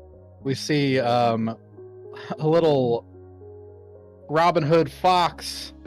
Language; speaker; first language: English; native; English